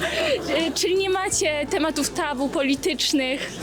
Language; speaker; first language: Polish; native; Polish